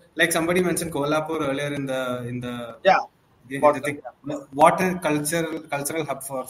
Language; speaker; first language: English; non-native, local second language; Malayalam